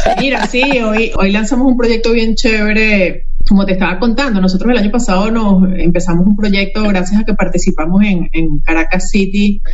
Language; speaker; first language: Spanish; native; Spanish